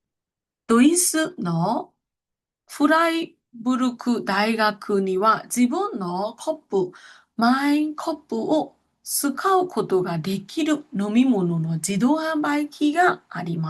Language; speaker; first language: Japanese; non-native, fluent; Burmese